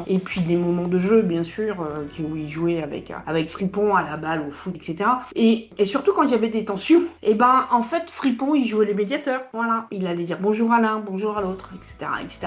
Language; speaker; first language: French; native; French